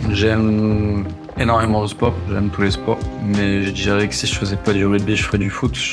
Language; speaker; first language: French; native; French